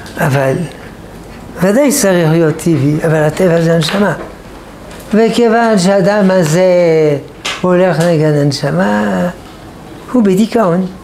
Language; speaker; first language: Hebrew; non-native, fluent; French